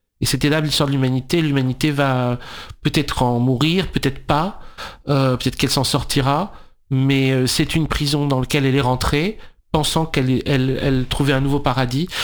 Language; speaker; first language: French; native; French